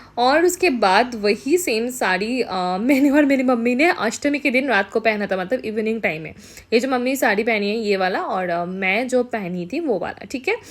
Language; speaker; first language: Hindi; non-native, local second language; Bangla